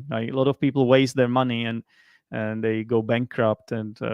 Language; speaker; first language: English; non-native, fluent; Czech